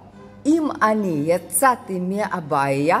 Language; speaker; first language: Hebrew; non-native, fluent; Russian